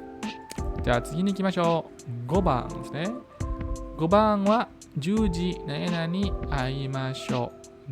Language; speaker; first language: Japanese; non-native, fluent; Indonesian